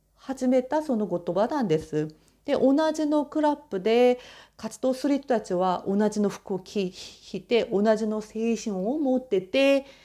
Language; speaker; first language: Japanese; non-native, fluent; Korean